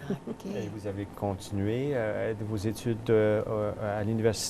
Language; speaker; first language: French; native; French